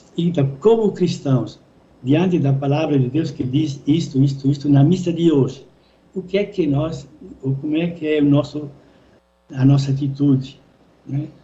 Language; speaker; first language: Portuguese; non-native, fluent; Italian